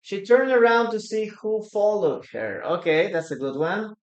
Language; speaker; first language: English; non-native, fluent; Spanish